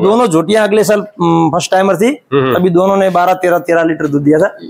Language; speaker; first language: Hindi; non-native, local second language; Gujarati